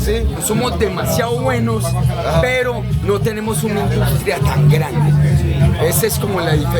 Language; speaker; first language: Spanish; native; Spanish